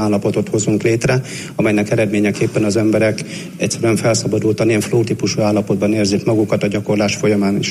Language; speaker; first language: Hungarian; native; Hungarian